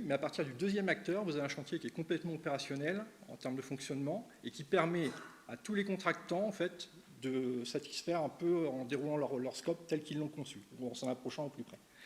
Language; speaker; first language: French; native; French